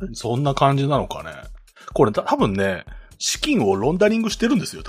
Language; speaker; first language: Japanese; native; Japanese